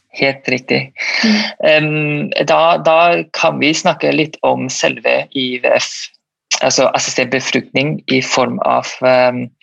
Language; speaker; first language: Norwegian; non-native, fluent; Malay